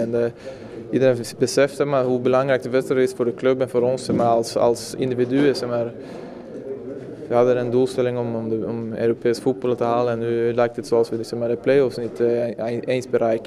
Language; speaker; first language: Dutch; non-native, fluent; Swedish